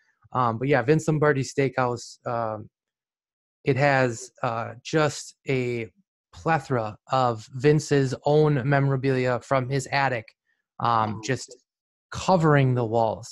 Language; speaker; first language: English; native; English